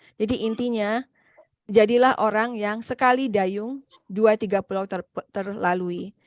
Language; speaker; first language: Indonesian; native; Indonesian